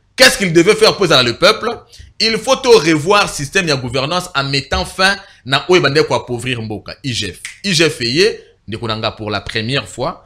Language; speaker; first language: French; non-native, local second language; Lingala